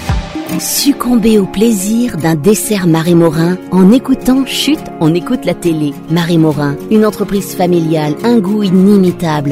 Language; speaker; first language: French; native; French